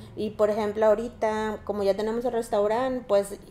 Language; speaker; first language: Spanish; native; Spanish